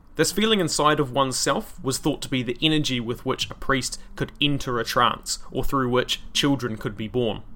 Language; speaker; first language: English; native; English